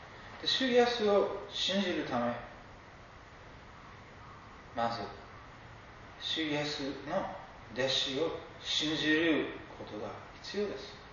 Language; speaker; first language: Japanese; non-native, fluent; English